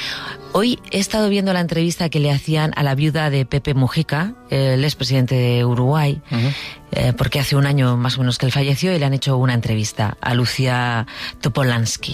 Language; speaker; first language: Spanish; native; Spanish